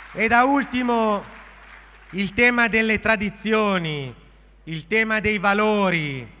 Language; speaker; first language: Italian; native; Italian